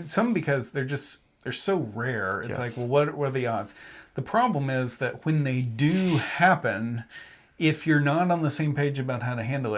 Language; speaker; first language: English; native; English